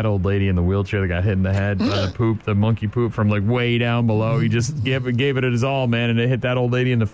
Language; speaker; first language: English; native; English